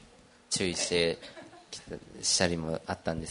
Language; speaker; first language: Japanese; early bilingual, other home language; Portuguese